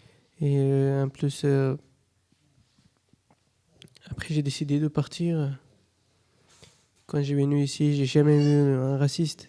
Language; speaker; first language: French; non-native, learner; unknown